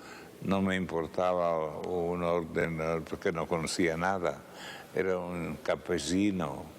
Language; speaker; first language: Spanish; non-native, fluent; Italian